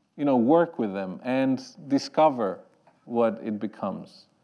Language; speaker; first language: English; non-native, fluent; Greek